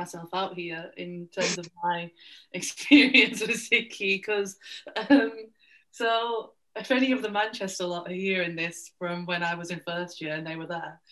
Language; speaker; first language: English; native; English